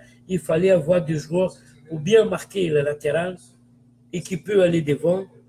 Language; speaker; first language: French; non-native, fluent; Portuguese